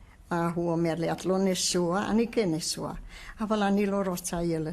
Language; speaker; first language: Hebrew; non-native, fluent; Hungarian